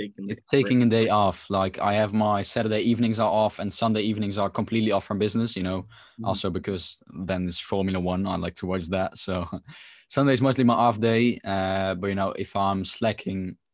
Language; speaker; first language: English; non-native, fluent; Dutch